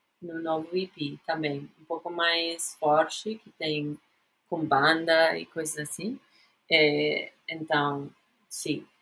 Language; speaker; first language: Portuguese; non-native, fluent; English